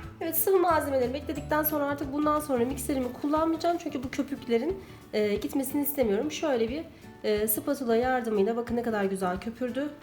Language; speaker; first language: Turkish; native; Turkish